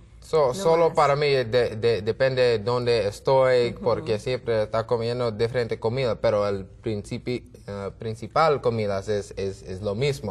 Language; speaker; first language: Spanish; non-native, learner; English